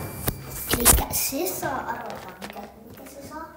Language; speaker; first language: Finnish; early bilingual, other home language; Russian